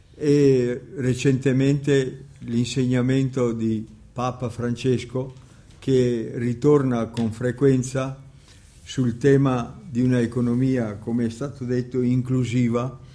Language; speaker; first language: Italian; native; Italian